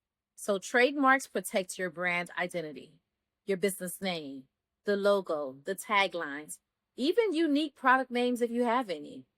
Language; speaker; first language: English; native; English